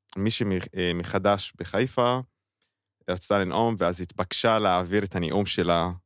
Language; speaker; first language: Hebrew; non-native, local second language; Arabic